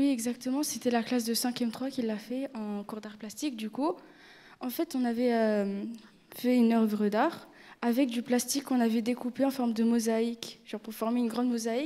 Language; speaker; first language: French; native; French